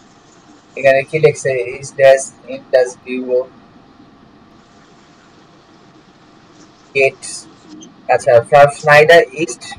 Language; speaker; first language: German; non-native, learner; Bangla